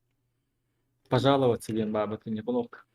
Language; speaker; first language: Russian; non-native, local second language; Yakut